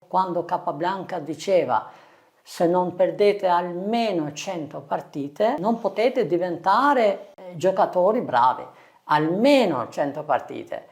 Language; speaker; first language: Italian; non-native, fluent; Albanian